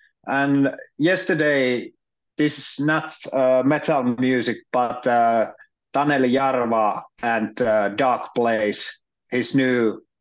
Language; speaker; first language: English; non-native, learner; Finnish